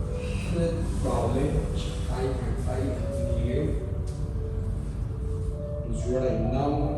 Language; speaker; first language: Vietnamese; non-native, fluent; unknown